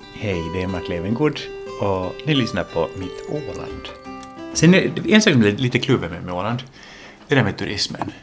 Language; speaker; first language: Swedish; early bilingual, other home language; English